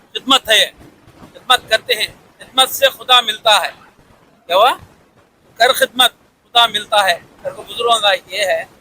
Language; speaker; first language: Hindi; non-native, local second language; Urdu